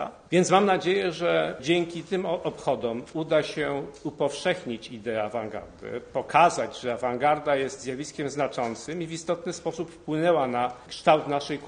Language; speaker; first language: Polish; native; Polish